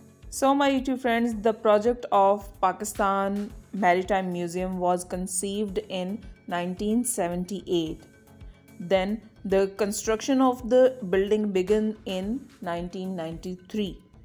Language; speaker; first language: English; non-native, local second language; Urdu